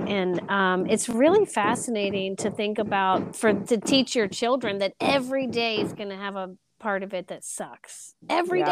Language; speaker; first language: English; native; English